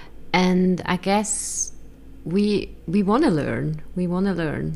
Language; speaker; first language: English; non-native, fluent; German